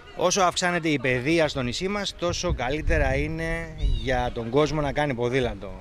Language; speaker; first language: Greek; native; Greek